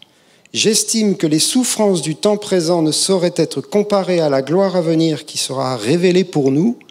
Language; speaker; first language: French; native; French